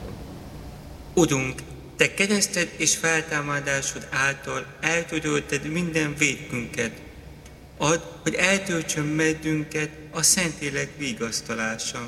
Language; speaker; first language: Hungarian; native; Hungarian